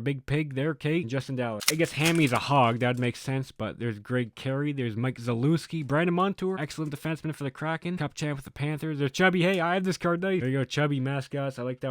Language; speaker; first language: English; native; English